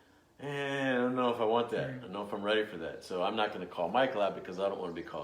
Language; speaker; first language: English; native; English